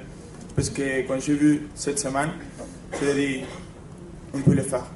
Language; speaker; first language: French; non-native, fluent; Spanish